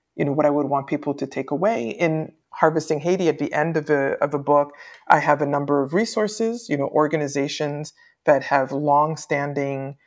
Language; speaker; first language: English; native; English